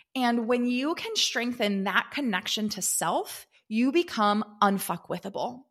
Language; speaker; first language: English; native; English